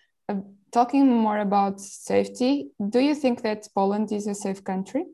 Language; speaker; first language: English; non-native, local second language; Portuguese